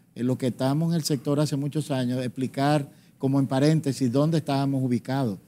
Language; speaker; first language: Spanish; native; Spanish